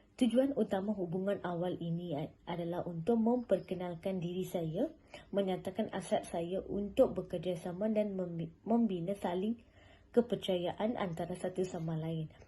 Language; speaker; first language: Malay; non-native, local second language; Tamil